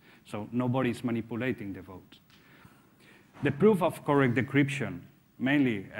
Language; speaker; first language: English; non-native, fluent; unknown